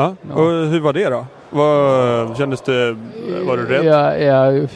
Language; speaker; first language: Swedish; native; Swedish